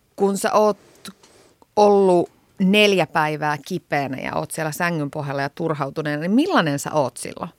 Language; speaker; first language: Finnish; native; Finnish